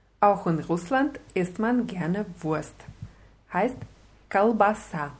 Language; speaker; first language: German; non-native, fluent; Russian